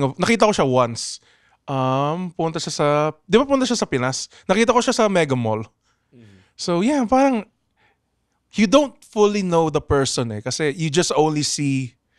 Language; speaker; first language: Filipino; non-native, local second language; Pangasinan